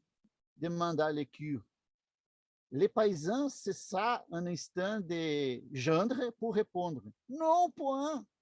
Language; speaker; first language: French; non-native, learner; Portuguese